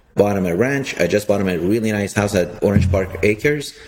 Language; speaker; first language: English; early bilingual, other home language; Persian